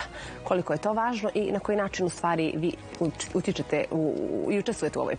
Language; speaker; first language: Serbian; native; Serbian